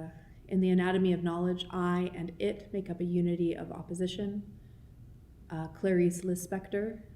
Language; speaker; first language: English; native; English